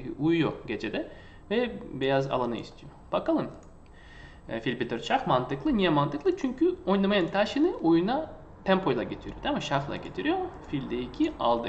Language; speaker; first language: Turkish; non-native, fluent; Russian